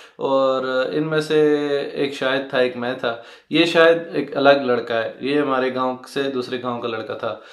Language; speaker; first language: Hindi; non-native, local second language; Punjabi